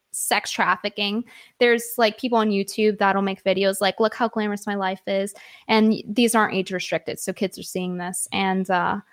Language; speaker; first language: English; native; English